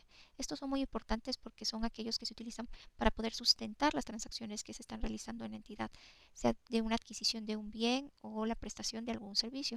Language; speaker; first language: Spanish; native; Spanish